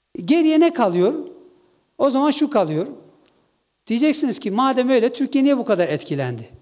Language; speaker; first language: Turkish; non-native, local second language; Kurdish